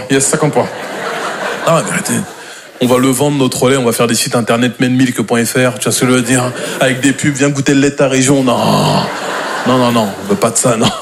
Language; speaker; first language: French; native; French